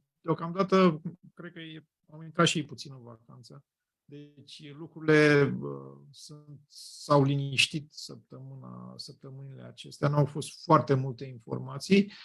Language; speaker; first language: Romanian; native; Romanian